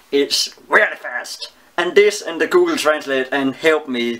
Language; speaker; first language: English; non-native, learner; Danish